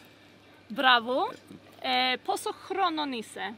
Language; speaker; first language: Greek; non-native, learner; Swedish